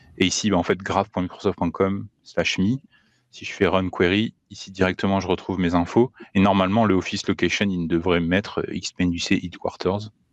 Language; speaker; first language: French; native; French